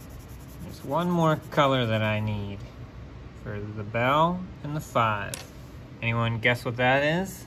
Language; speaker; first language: English; native; English